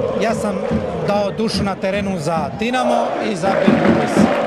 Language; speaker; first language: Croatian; non-native, local second language; Albanian